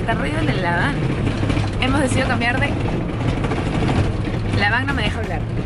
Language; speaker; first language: Spanish; native; Spanish